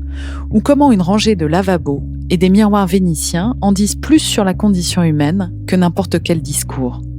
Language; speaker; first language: French; native; French